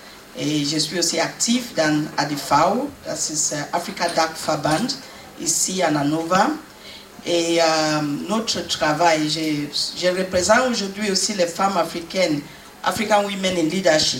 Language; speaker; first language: French; non-native, learner; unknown